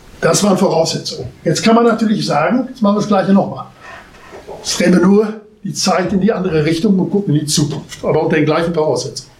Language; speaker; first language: German; native; German